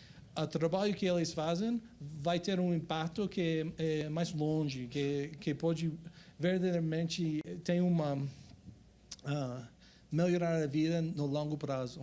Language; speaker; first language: Portuguese; non-native, fluent; English